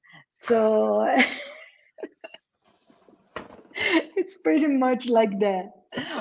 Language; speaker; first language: English; non-native, fluent; Portuguese